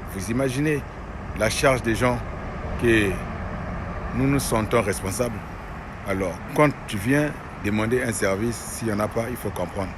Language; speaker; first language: French; non-native, local second language; Lingala